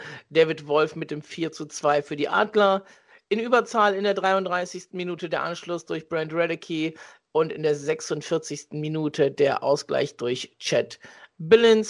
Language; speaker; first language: German; native; German